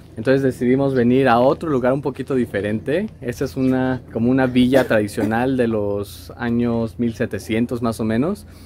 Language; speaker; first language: Spanish; native; Spanish